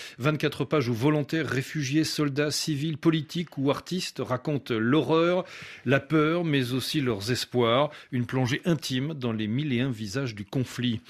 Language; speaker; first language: French; native; French